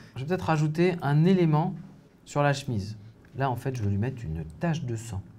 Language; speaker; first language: French; native; French